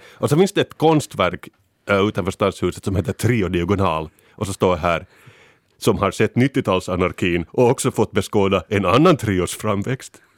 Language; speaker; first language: Swedish; native; Swedish